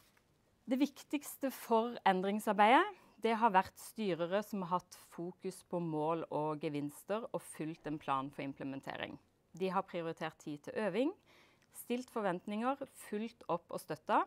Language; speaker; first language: Norwegian; native; Norwegian